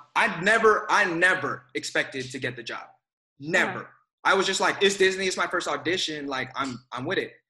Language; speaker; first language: English; native; English